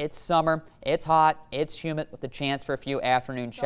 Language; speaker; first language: English; native; English